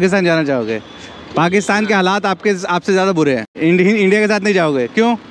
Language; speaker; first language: Hindi; native; Hindi